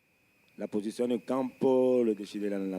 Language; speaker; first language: Italian; non-native, learner; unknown